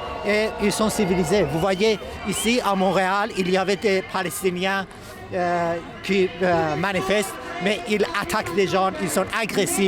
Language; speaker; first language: French; non-native, fluent; Persian